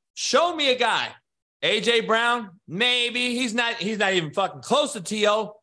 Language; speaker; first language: English; native; English